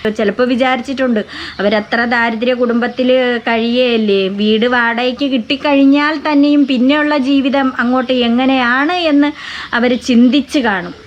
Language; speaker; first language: Malayalam; native; Malayalam